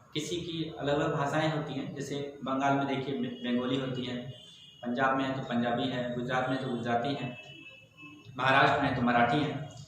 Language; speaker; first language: Hindi; native; Hindi